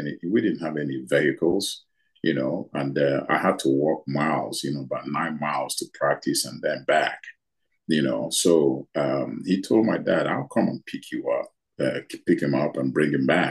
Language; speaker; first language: English; non-native, local second language; Igbo